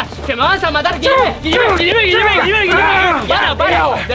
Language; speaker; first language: Spanish; native; Spanish